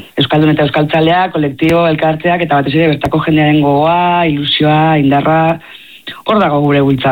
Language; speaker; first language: Basque; non-native, local second language; Spanish